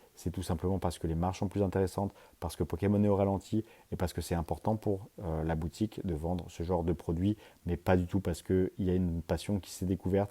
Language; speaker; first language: French; native; French